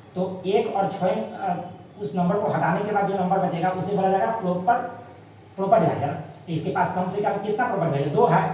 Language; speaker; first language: Hindi; native; Hindi